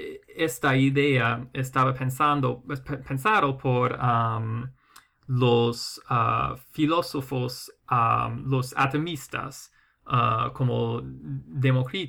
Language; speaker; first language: Spanish; non-native, fluent; English